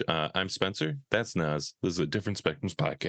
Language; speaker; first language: English; native; English